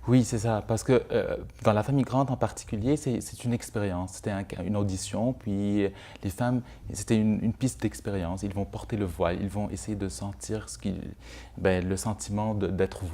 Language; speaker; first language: French; non-native, local second language; Arabic